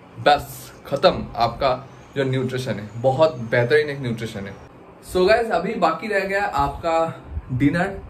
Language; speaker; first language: Hindi; non-native, local second language; Bangla